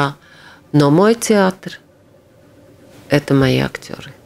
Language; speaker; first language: Russian; non-native, local second language; Latvian